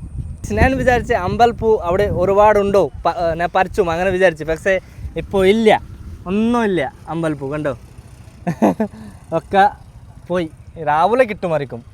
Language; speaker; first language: Malayalam; non-native, learner; Bangla